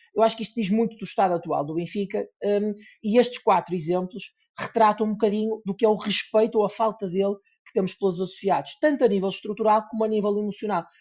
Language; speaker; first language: Portuguese; native; Portuguese